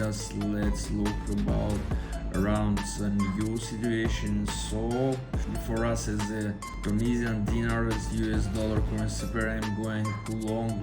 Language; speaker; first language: English; non-native, fluent; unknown